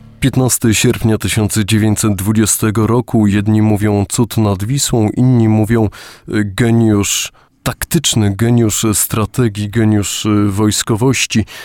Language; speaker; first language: Polish; native; Polish